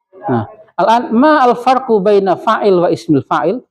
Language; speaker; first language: Arabic; non-native, fluent; Indonesian